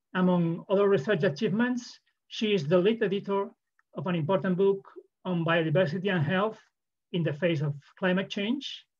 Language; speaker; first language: English; non-native, fluent; Catalan